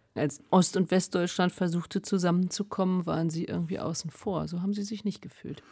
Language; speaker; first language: German; native; German